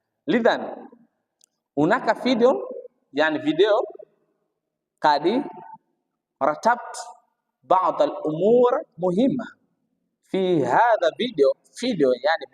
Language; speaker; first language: Arabic; non-native, fluent; Swahili